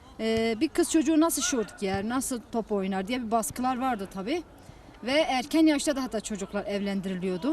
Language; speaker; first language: Turkish; native; Turkish